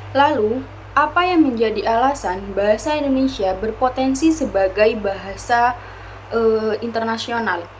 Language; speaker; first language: Indonesian; native; Indonesian